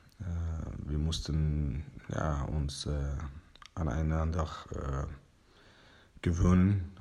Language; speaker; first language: German; non-native, fluent; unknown